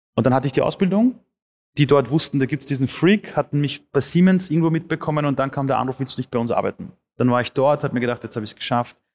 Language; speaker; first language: German; early bilingual, other home language; Persian